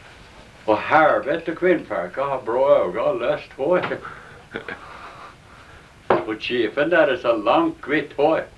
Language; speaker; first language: Norwegian; early bilingual, heritage; Norwegian